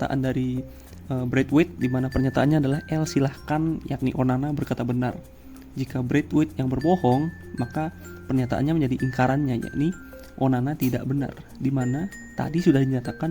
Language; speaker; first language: Indonesian; native; Indonesian